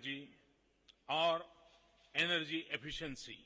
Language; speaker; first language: Hindi; non-native, local second language; Gujarati